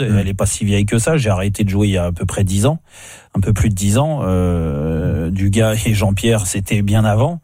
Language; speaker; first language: French; native; French